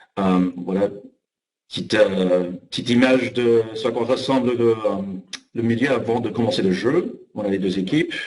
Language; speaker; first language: French; non-native, fluent; English